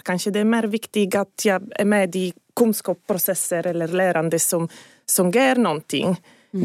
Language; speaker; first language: Swedish; non-native, fluent; Italian